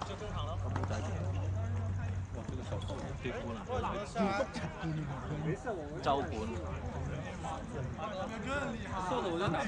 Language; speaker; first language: Chinese; native; Chinese